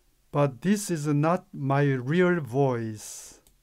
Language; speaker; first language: English; non-native, fluent; Korean